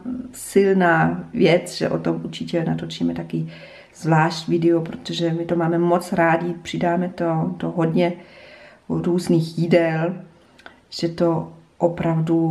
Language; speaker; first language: Czech; non-native, fluent; German